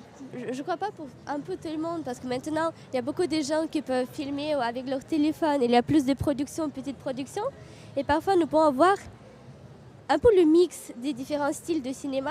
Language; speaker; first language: French; non-native, fluent; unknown